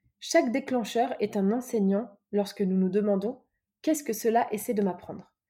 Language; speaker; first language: French; native; French